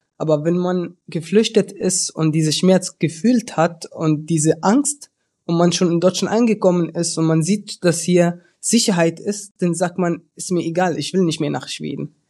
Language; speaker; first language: German; early bilingual, other home language; Arabic